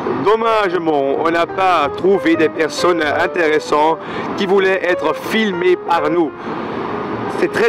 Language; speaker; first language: French; non-native, learner; Dutch